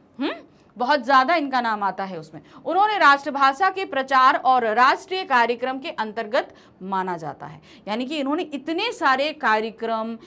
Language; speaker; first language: Hindi; native; Hindi